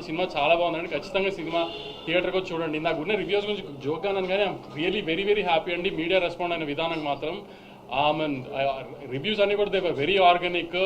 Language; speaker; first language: Telugu; native; Telugu